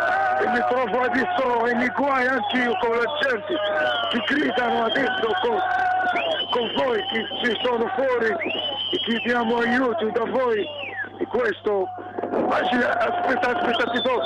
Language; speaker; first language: Italian; non-native, learner; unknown